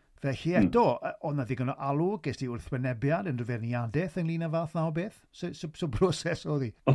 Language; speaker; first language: Welsh; native; Welsh